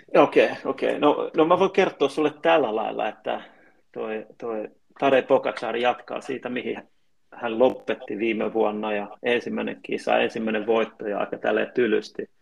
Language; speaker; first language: Finnish; native; Finnish